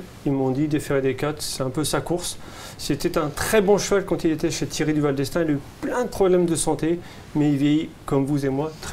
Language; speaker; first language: French; native; French